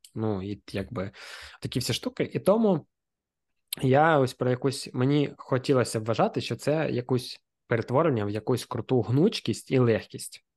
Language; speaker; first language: Ukrainian; non-native, local second language; Russian